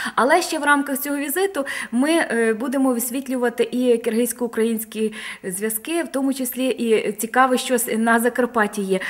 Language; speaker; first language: Ukrainian; native; Ukrainian